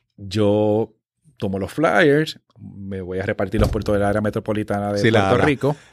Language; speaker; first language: Spanish; native; Spanish